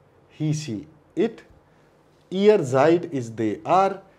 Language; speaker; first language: English; non-native, local second language; Hindi